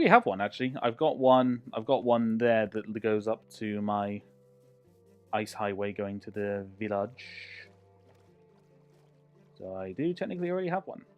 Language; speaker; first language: English; native; English